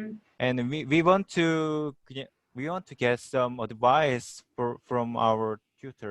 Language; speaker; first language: English; non-native, learner; Korean